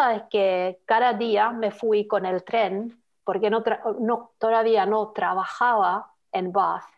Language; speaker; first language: Spanish; non-native, fluent; Finnish